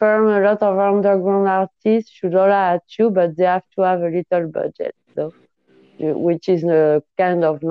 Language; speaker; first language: English; non-native, fluent; French